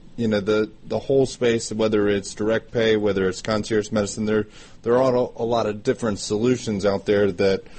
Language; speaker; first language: English; native; English